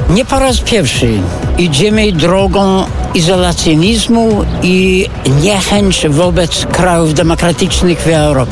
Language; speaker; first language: Polish; non-native, fluent; English